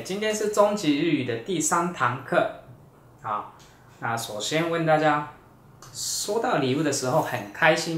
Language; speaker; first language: Chinese; non-native, fluent; Japanese